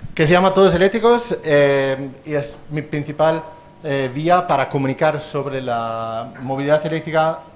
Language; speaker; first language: Spanish; non-native, fluent; Danish